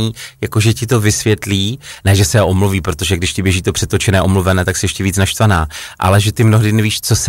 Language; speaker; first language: Czech; native; Czech